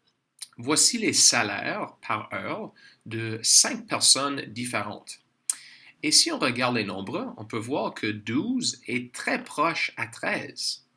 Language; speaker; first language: French; non-native, local second language; English